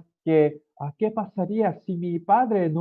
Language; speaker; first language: Spanish; non-native, learner; Korean